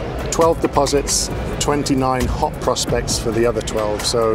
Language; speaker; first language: English; native; English